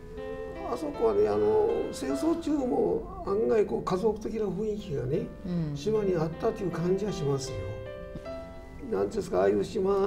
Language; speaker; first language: Japanese; native; Japanese